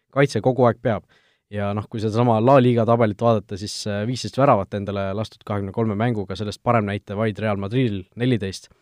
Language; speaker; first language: Estonian; native; Estonian